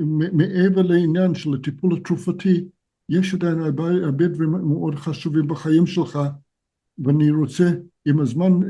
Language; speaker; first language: Hebrew; non-native, fluent; English